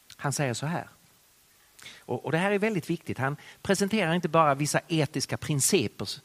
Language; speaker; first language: Swedish; native; Swedish